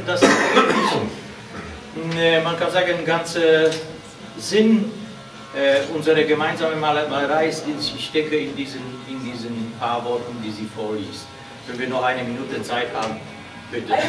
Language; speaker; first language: German; non-native, fluent; Polish